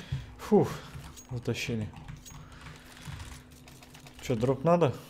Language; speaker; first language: Russian; native; Russian